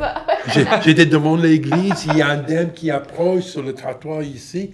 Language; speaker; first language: French; non-native, fluent; English